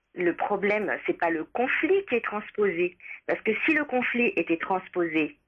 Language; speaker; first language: French; native; French